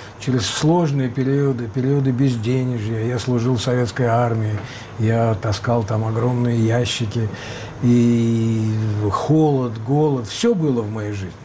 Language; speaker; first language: Russian; native; Russian